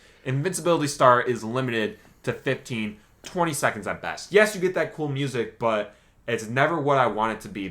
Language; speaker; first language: English; native; English